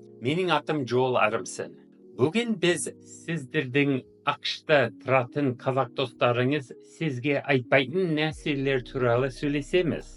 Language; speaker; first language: Kazakh; non-native, fluent; English